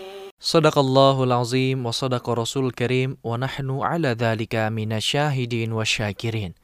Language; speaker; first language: Arabic; non-native, fluent; Indonesian